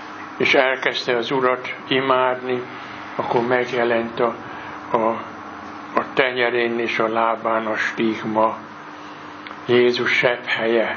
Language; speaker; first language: Hungarian; native; Hungarian